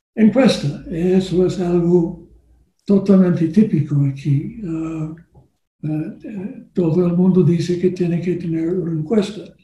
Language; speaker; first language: Spanish; non-native, learner; English